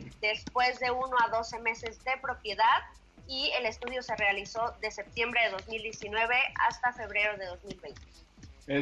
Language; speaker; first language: Spanish; native; Spanish